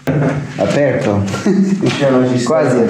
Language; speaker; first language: Italian; non-native, learner; English